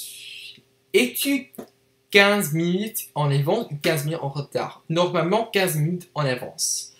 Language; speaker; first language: French; non-native, learner; English